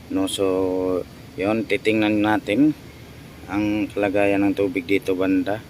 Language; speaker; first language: Filipino; native; Filipino